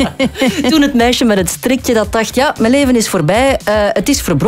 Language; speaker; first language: Dutch; native; Dutch